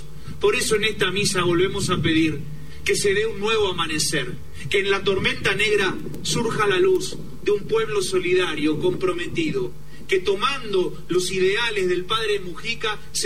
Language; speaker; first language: Spanish; native; Spanish